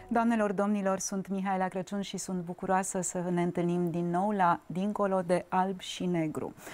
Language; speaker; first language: Romanian; native; Romanian